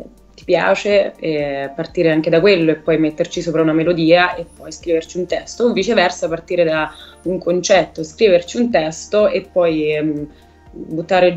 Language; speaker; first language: Italian; native; Italian